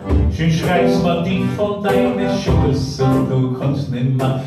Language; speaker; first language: German; native; German